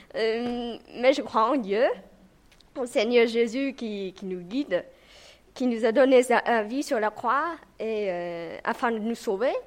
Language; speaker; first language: French; non-native, fluent; Vietnamese